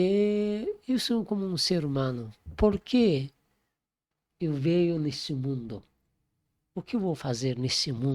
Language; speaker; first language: Portuguese; non-native, learner; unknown